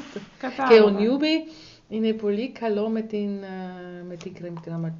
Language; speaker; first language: Greek; non-native, learner; German